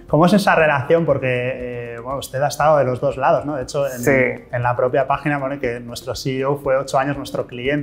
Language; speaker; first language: Spanish; native; Spanish